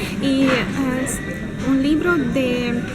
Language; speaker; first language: Spanish; non-native, learner; Russian